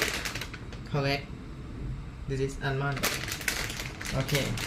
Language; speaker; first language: English; non-native, learner; Thai